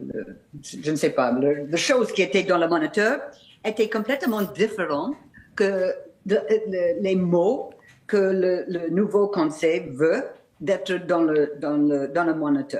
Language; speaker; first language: French; non-native, fluent; English